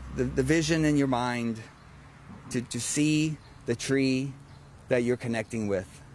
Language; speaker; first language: English; native; English